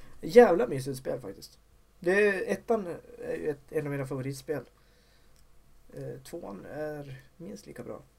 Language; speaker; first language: Swedish; native; Swedish